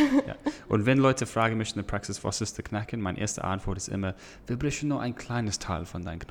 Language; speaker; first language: German; non-native, learner; English